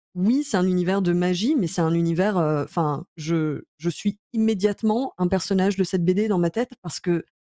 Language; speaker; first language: French; native; French